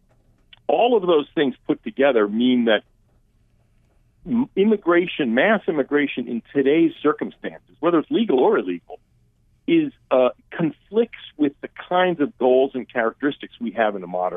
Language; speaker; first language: English; early bilingual, other home language; Armenian